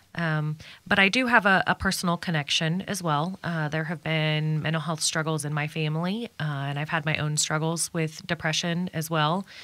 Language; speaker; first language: English; native; English